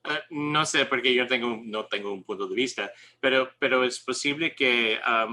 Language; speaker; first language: Spanish; non-native, learner; English